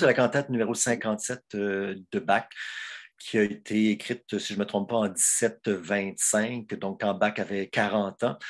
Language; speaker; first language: French; native; French